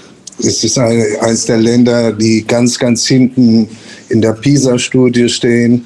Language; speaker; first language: German; non-native, fluent; Spanish